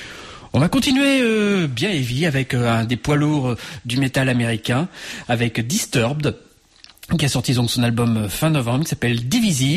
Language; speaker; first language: French; native; French